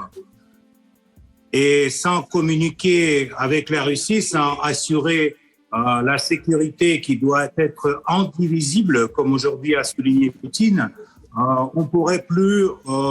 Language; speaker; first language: French; non-native, fluent; Russian